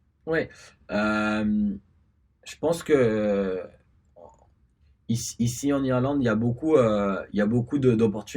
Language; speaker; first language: French; early bilingual, other home language; Spanish